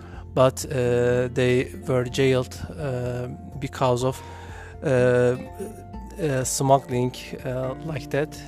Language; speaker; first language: English; non-native, learner; Turkish